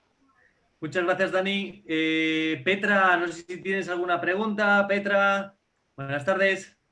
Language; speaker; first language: Spanish; native; Spanish